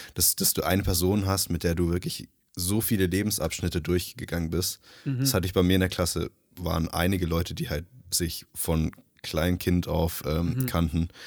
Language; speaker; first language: German; early bilingual, other home language; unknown